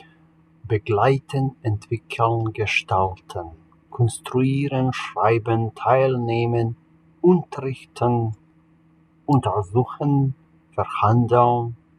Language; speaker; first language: German; non-native, fluent; Serbian